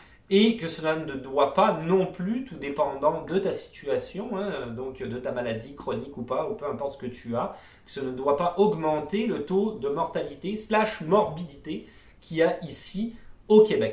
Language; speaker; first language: French; native; French